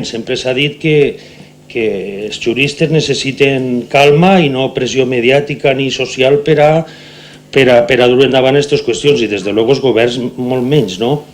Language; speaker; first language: Catalan; native; Catalan